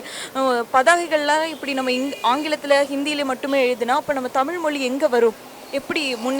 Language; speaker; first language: Tamil; native; Tamil